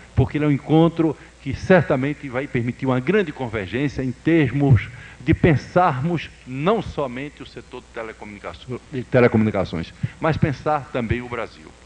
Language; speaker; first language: Portuguese; native; Portuguese